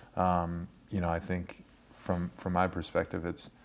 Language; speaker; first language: English; native; English